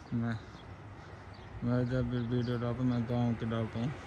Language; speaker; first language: Hindi; native; Hindi